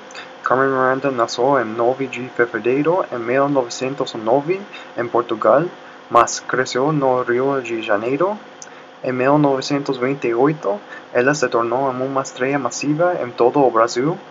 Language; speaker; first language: Portuguese; non-native, learner; Spanish